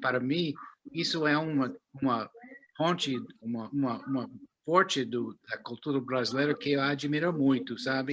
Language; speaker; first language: Portuguese; non-native, fluent; English